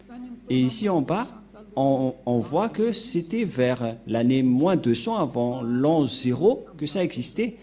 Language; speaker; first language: French; non-native, local second language; Malagasy